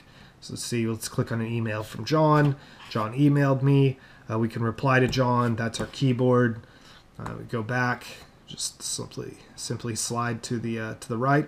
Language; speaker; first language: English; native; English